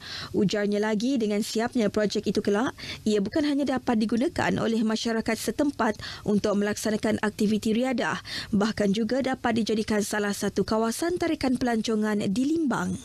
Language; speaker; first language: Malay; native; Malay